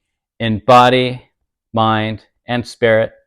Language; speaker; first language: English; native; English